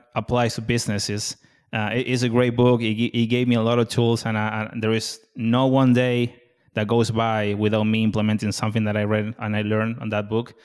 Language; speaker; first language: English; non-native, fluent; Spanish